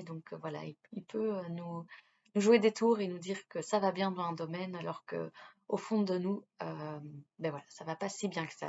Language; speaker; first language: French; native; French